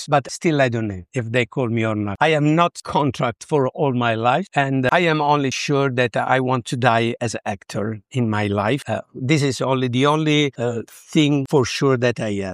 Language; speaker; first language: English; non-native, learner; Italian